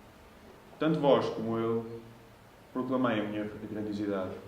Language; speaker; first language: Portuguese; native; Portuguese